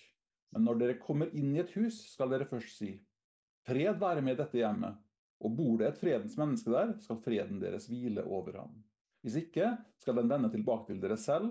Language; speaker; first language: Norwegian; native; Norwegian